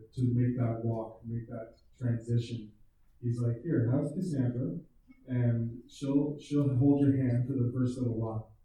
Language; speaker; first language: English; native; English